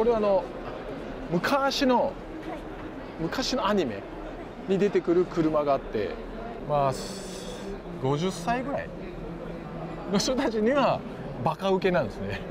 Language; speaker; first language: Japanese; native; Japanese